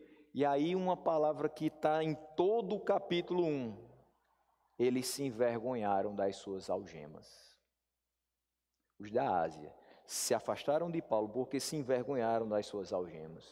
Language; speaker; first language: Portuguese; native; Portuguese